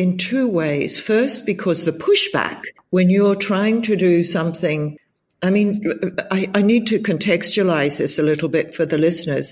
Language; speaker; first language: English; native; English